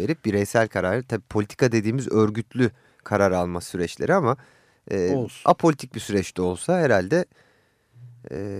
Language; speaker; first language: Turkish; native; Turkish